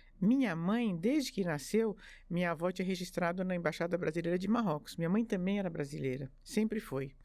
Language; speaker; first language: Portuguese; early bilingual, other home language; French